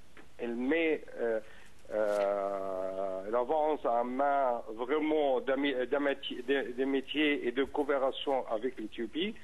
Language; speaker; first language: French; non-native, fluent; Arabic